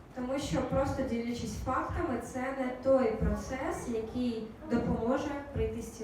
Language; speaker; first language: Ukrainian; native; Ukrainian